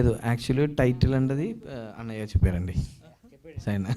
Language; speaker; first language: Telugu; non-native, learner; Malayalam